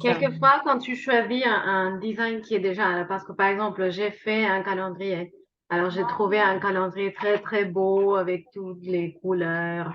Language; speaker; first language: French; non-native, fluent; Spanish